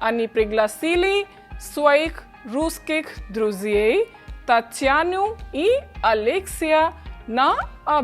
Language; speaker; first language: Russian; non-native, fluent; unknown